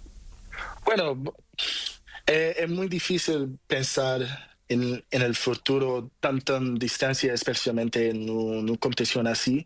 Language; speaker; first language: Spanish; non-native, learner; Portuguese